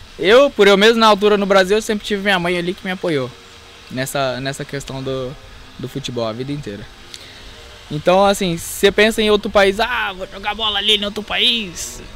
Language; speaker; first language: Portuguese; native; Portuguese